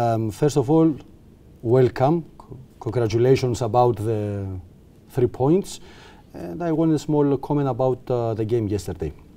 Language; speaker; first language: English; non-native, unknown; Greek